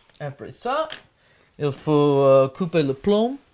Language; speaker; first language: French; non-native, learner; English